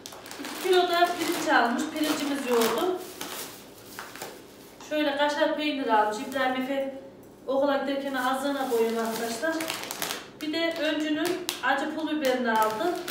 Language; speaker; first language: Turkish; native; Turkish